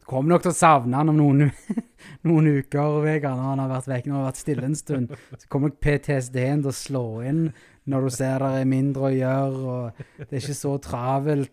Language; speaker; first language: Norwegian; native; Norwegian